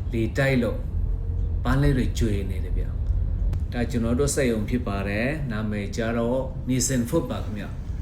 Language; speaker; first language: Burmese; non-native, local second language; Shan